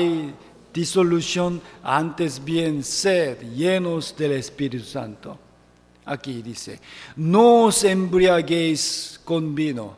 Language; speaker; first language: Spanish; non-native, fluent; Korean